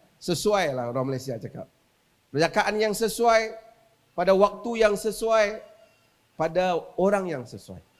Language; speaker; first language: Malay; native; Malay